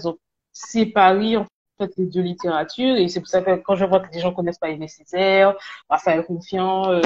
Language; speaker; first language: French; native; French